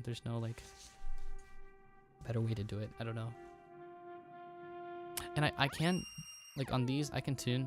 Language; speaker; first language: English; native; English